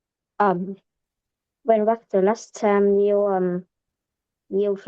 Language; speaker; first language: English; non-native, learner; Vietnamese